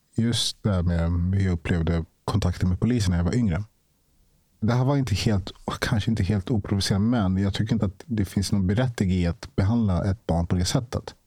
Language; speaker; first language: Swedish; early bilingual, other home language; Ganda